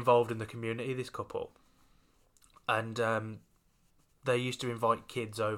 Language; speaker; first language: English; native; English